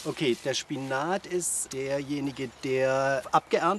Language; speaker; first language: German; native; German